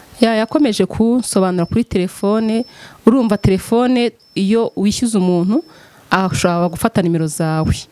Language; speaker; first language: Kinyarwanda; native; Kinyarwanda